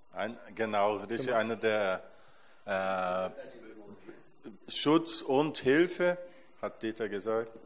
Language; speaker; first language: German; non-native, fluent; Portuguese